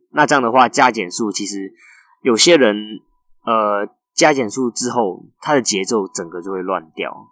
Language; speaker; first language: Chinese; non-native, fluent; Cantonese